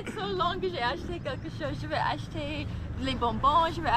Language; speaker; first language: French; non-native, learner; English